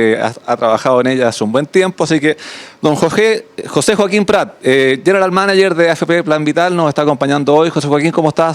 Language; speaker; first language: Spanish; native; Spanish